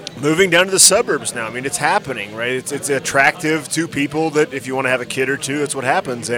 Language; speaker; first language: English; native; English